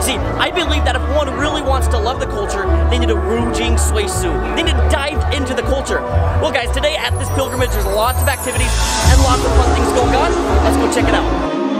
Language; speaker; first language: English; native; English